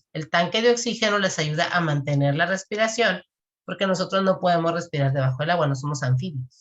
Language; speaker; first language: Spanish; native; Spanish